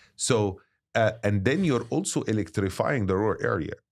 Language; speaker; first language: English; non-native, fluent; Arabic